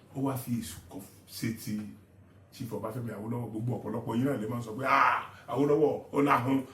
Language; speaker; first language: Yoruba; non-native, local second language; Igbo